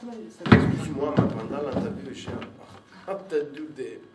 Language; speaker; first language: French; non-native, fluent; Italian